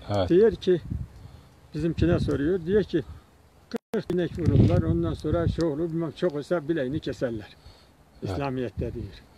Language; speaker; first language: Turkish; early bilingual, other home language; Kazakh